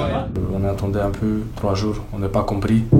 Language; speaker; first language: French; non-native, learner; Ukrainian